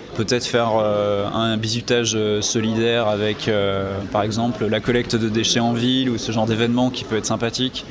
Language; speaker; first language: French; native; French